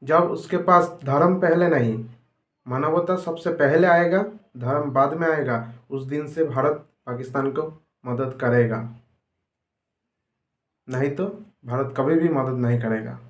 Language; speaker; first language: Hindi; non-native, local second language; Nepali